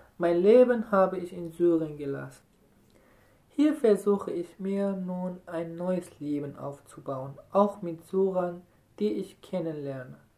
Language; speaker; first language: German; non-native, fluent; Arabic